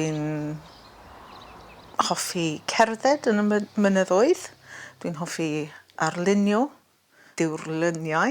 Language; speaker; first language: Welsh; non-native, local second language; English